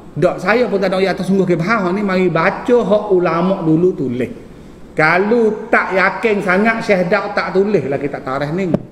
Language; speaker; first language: Malay; native; Malay